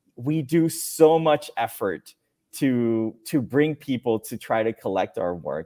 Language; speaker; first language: English; non-native, fluent; Spanish